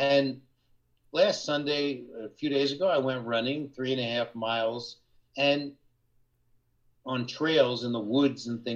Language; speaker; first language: English; native; English